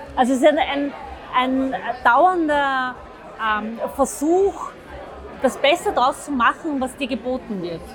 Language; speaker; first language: German; early bilingual, other home language; Zaza